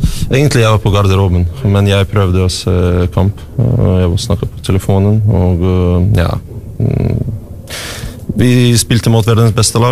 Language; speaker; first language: Norwegian; non-native, learner; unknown